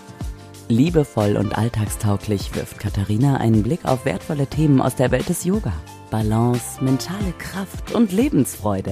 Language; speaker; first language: German; native; German